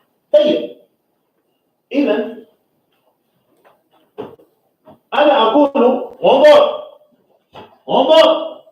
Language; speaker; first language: Arabic; non-native, fluent; English